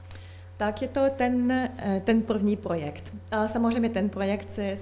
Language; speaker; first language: Czech; non-native, learner; French